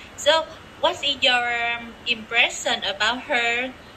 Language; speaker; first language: English; non-native, learner; Vietnamese